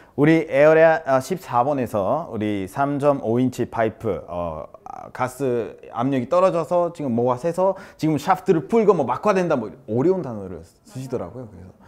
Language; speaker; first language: Korean; non-native, fluent; Spanish